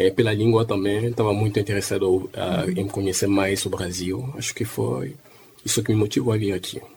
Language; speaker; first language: Portuguese; non-native, fluent; French